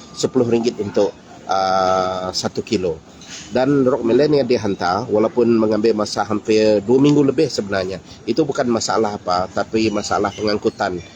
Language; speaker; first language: Malay; non-native, local second language; Iban